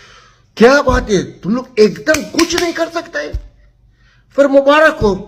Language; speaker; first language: Hindi; non-native, learner; Arabic